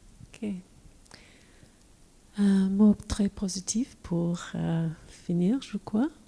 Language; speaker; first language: French; non-native, fluent; English